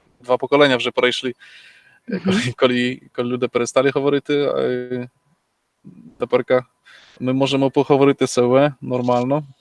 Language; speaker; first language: Ukrainian; non-native, local second language; Polish